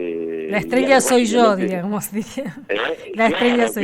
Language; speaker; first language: Spanish; native; Spanish